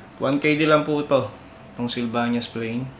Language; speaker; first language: Filipino; native; Filipino